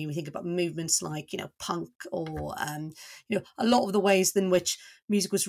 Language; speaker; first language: English; native; English